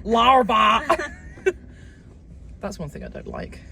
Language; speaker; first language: English; native; English